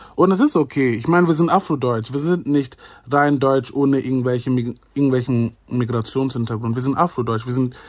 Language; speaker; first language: German; native; German